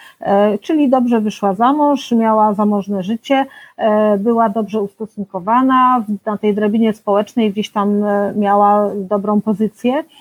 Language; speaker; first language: Polish; native; Polish